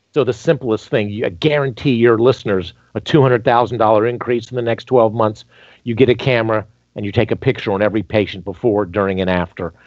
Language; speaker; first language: English; native; English